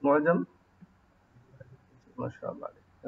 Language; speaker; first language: Arabic; non-native, fluent; Urdu